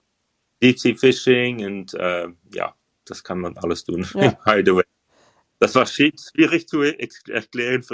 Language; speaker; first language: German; non-native, learner; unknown